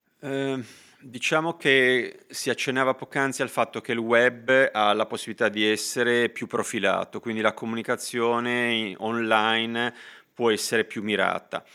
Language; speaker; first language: Italian; native; Italian